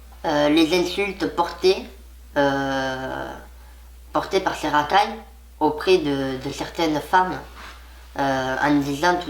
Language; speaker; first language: French; native; French